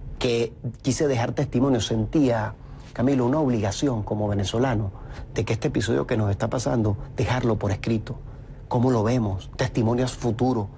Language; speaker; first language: Spanish; native; Spanish